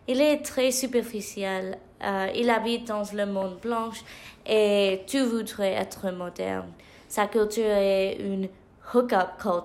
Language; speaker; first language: French; non-native, learner; English